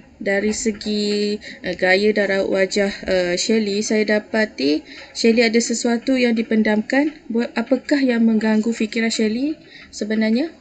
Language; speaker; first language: Malay; native; Malay